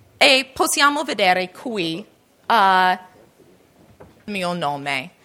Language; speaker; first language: Italian; non-native, learner; English